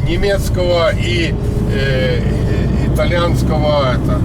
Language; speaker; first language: Russian; native; Russian